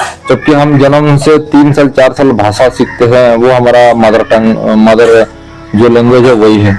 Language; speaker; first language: Hindi; non-native, local second language; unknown